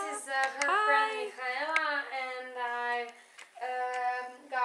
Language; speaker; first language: English; non-native, fluent; Czech